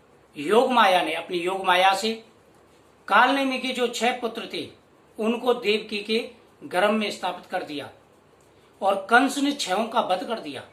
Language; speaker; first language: Hindi; native; Hindi